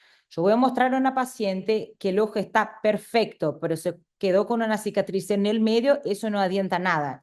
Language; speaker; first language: Spanish; non-native, fluent; Portuguese